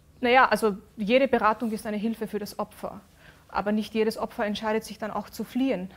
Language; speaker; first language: German; early bilingual, other home language; Urdu